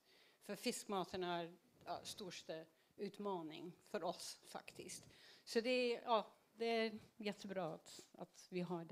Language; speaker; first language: Swedish; non-native, fluent; Dutch